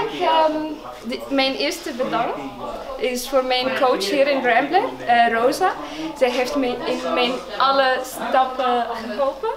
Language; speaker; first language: Dutch; non-native, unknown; Arabic